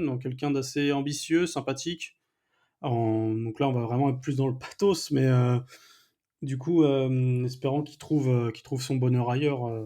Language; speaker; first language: French; native; French